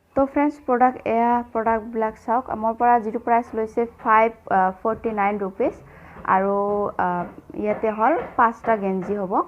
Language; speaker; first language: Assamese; non-native, local second language; Bangla